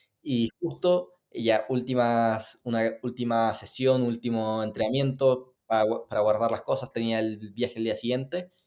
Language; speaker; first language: Spanish; native; Spanish